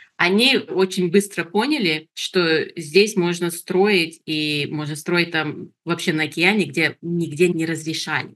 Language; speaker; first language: Russian; early bilingual, heritage; Russian